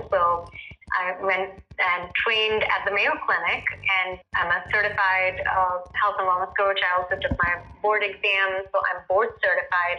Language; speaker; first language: English; non-native, local second language; Punjabi